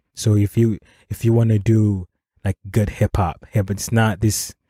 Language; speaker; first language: English; non-native, local second language; Akan